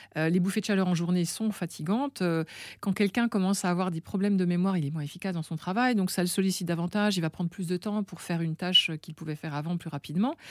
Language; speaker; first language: French; native; French